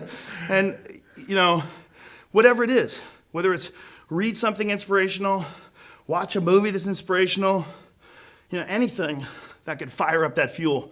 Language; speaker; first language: English; native; English